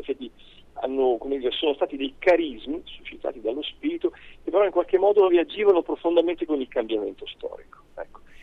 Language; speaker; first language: Italian; native; Italian